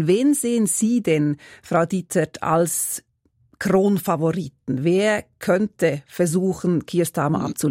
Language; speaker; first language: German; native; German